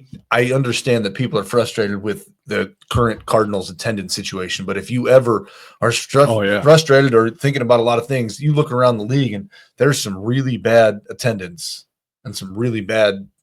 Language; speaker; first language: English; native; English